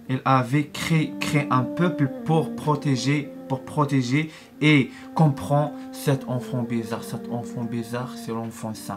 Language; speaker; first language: French; non-native, learner; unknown